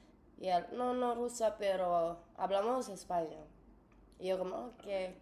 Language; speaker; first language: Spanish; non-native, learner; English